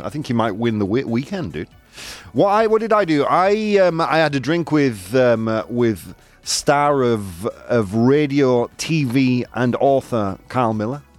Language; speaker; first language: English; native; English